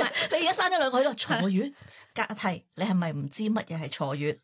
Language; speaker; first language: Cantonese; native; Cantonese